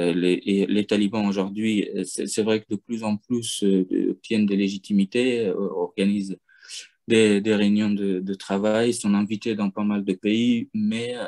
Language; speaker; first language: French; non-native, fluent; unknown